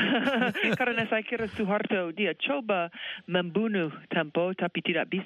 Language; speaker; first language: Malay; non-native, fluent; English